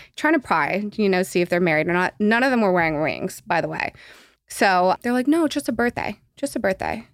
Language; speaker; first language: English; native; English